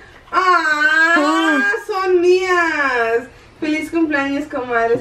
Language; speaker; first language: Spanish; early bilingual, heritage; Spanish